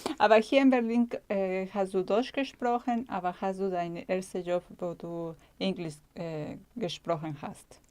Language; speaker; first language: German; non-native, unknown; Spanish